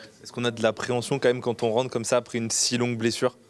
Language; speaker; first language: French; native; French